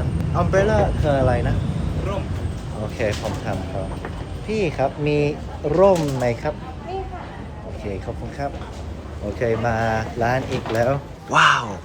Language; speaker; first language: Thai; non-native, learner; English